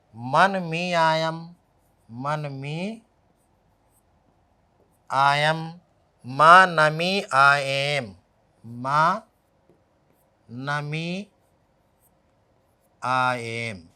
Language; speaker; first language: Persian; non-native, learner; Urdu